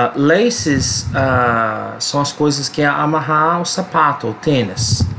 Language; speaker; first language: Portuguese; non-native, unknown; English